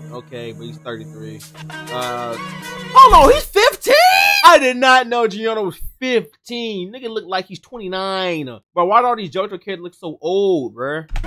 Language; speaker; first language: English; native; English